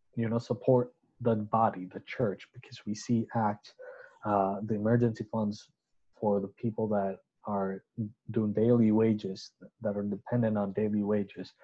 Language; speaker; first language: English; non-native, local second language; Bangla